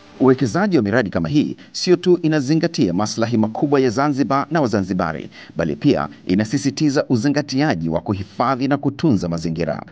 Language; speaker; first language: Swahili; native; Swahili